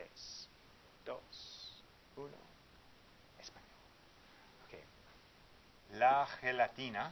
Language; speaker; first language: Spanish; non-native, fluent; English